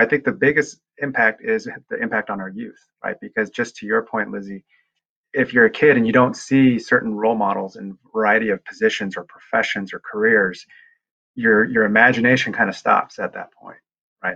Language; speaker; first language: English; early bilingual, other home language; Chinese